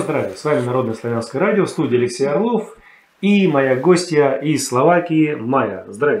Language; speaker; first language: Russian; native; Russian